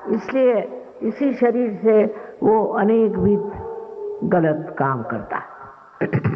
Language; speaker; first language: Hindi; non-native, local second language; Marathi